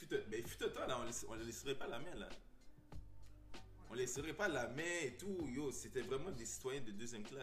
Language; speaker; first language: French; early bilingual, heritage; French